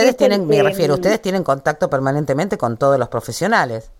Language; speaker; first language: Spanish; native; Spanish